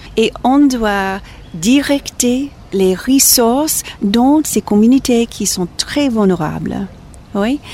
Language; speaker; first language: French; non-native, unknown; English